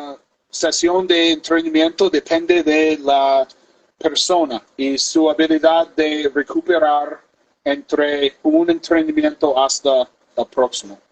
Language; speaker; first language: Spanish; non-native, fluent; English